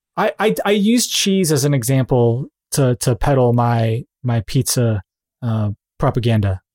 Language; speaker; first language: English; native; English